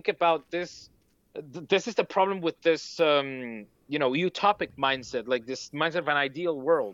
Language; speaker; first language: English; non-native, fluent; Spanish